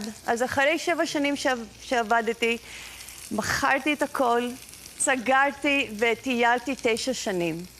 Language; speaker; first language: Hebrew; non-native, fluent; Greek